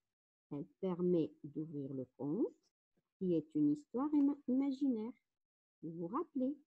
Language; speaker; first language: French; non-native, local second language; Arabic